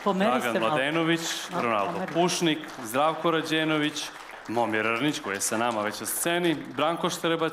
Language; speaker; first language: Serbian; native; Serbian